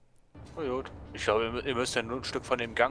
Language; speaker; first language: German; native; German